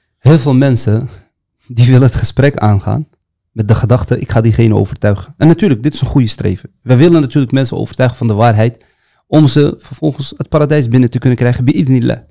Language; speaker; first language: Dutch; early bilingual, other home language; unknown